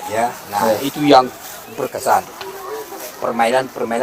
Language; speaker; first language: Indonesian; native; Indonesian